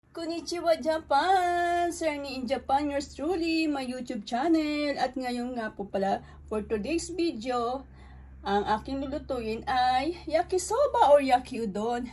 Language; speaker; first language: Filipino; native; Filipino